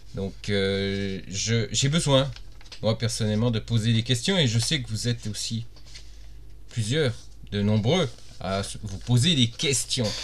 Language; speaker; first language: French; native; French